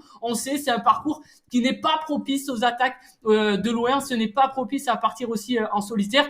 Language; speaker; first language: French; native; French